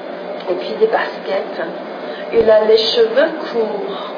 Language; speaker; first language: French; non-native, fluent; English